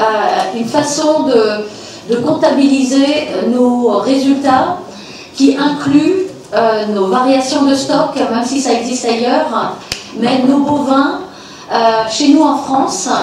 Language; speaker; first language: French; native; French